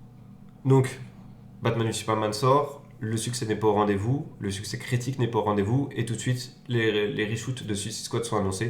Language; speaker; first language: French; native; French